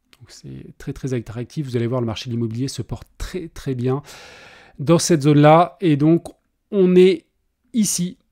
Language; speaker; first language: French; native; French